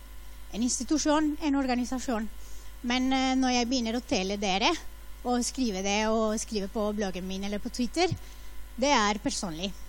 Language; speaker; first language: Norwegian; non-native, fluent; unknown